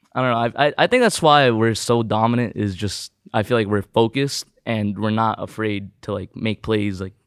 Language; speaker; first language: English; early bilingual, other home language; Filipino